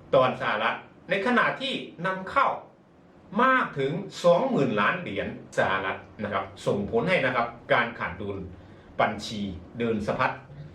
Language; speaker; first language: Thai; non-native, fluent; Chinese